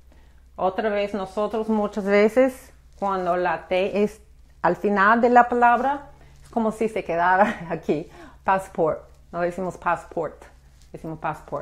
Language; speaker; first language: Spanish; non-native, fluent; English